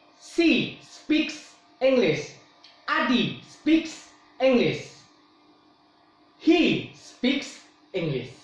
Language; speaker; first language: English; non-native, fluent; Indonesian